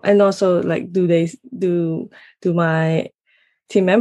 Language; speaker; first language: English; non-native, local second language; Cantonese